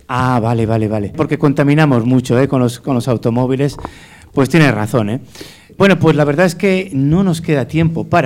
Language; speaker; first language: Spanish; native; Spanish